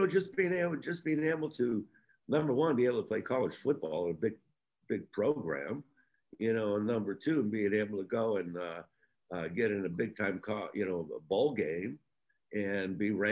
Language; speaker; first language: English; native; English